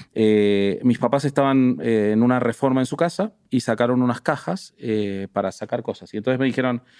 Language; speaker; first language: Spanish; native; Spanish